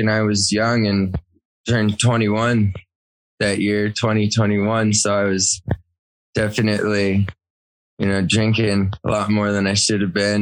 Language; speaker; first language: English; native; English